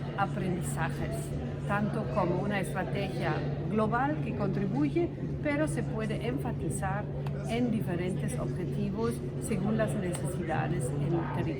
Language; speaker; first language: Spanish; non-native, fluent; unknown